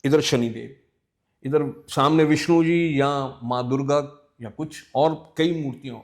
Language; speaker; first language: Hindi; non-native, local second language; Punjabi